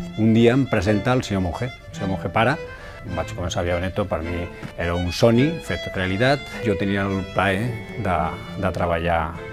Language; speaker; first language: Catalan; non-native, local second language; Spanish